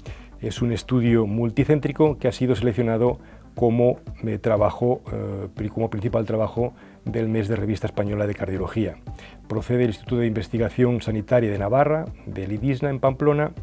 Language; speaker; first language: Spanish; native; Spanish